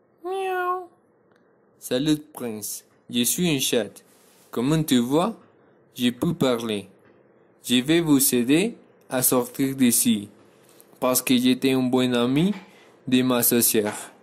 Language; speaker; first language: French; non-native, learner; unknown